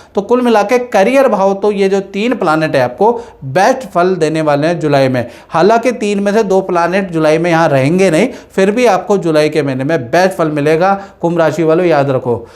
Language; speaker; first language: Hindi; native; Hindi